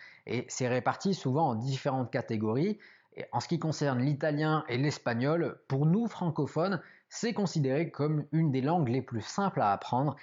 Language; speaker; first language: French; native; French